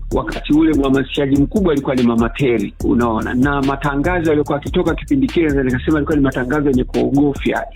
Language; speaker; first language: Swahili; native; Swahili